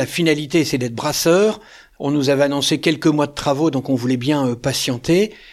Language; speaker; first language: French; native; French